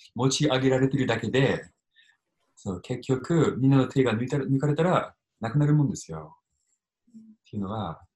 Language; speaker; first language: Japanese; non-native, fluent; English